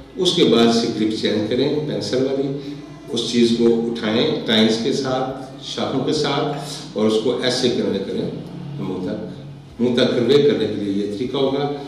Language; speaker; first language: Urdu; non-native, local second language; Pahari-Potwari